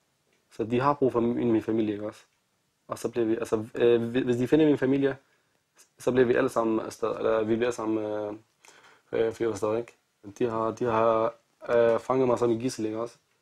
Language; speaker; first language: Danish; non-native, fluent; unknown